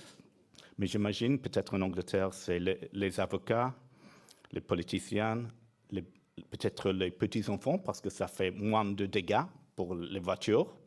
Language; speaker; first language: French; non-native, fluent; English